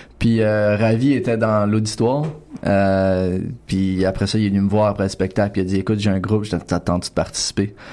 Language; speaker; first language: French; native; French